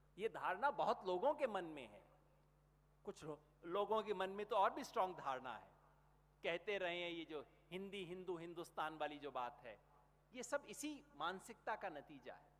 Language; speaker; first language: Hindi; native; Hindi